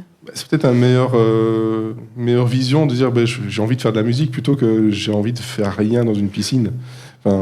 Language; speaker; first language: French; native; French